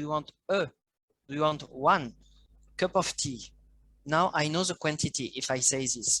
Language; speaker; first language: English; non-native, learner; French